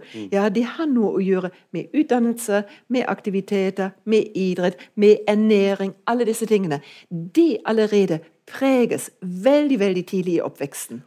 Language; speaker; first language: Norwegian; non-native, fluent; German